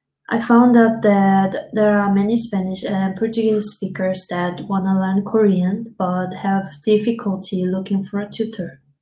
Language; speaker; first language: English; non-native, fluent; Korean